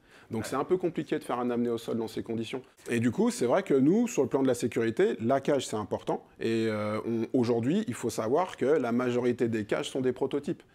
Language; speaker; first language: French; native; French